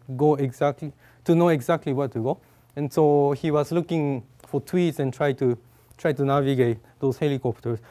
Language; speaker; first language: English; non-native, fluent; Japanese